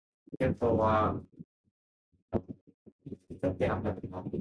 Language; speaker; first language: Japanese; non-native, fluent; Vietnamese